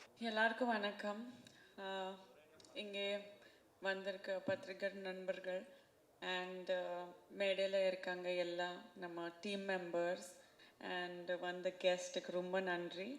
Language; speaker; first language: Tamil; non-native, fluent; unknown